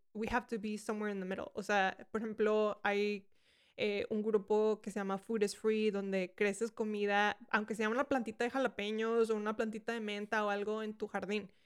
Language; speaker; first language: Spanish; early bilingual, heritage; Spanish